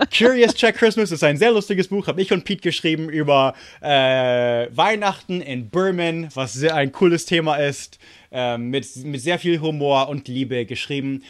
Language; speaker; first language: German; non-native, fluent; English